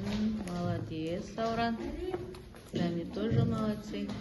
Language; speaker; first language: Russian; non-native, local second language; Kazakh